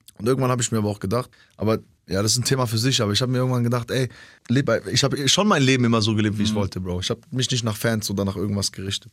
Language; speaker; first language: German; early bilingual, other home language; Albanian